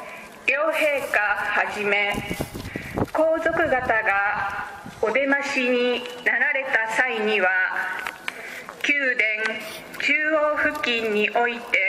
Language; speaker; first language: Japanese; native; Japanese